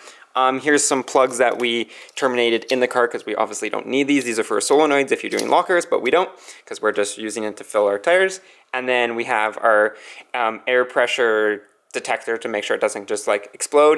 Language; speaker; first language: English; native; English